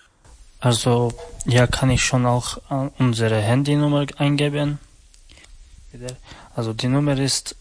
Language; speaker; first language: German; non-native, learner; Slovak